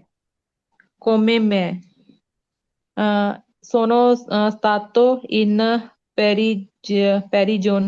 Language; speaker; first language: Italian; non-native, learner; Punjabi